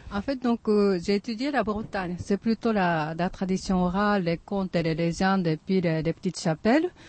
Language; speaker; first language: French; non-native, fluent; Japanese